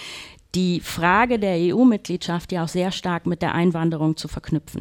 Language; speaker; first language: German; native; German